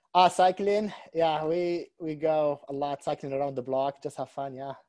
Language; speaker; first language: English; non-native, fluent; Arabic